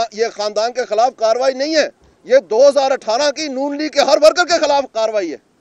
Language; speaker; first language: Urdu; non-native, local second language; Punjabi